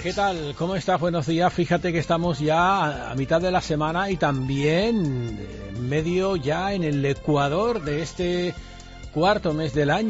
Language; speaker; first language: Spanish; native; Spanish